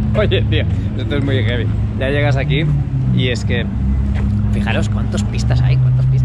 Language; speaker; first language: Spanish; native; Spanish